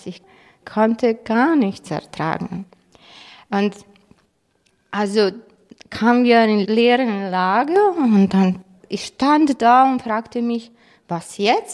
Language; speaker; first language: German; non-native, fluent; Croatian